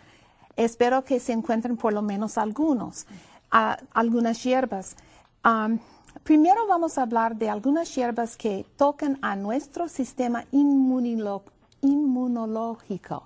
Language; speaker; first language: Spanish; non-native, fluent; English